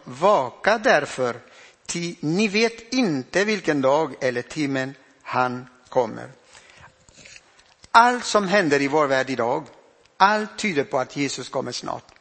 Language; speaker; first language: Swedish; non-native, fluent; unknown